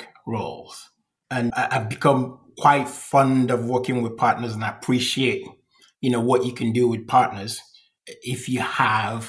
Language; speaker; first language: English; non-native, local second language; Igbo